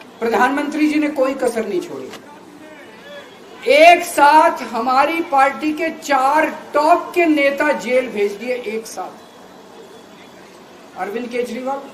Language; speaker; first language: Hindi; native; Hindi